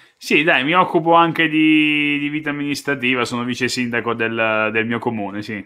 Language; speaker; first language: Italian; native; Italian